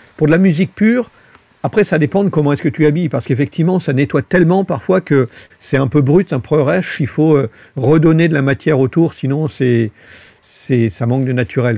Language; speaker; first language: French; native; French